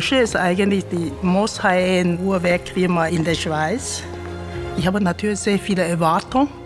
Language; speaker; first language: German; non-native, fluent; Chinese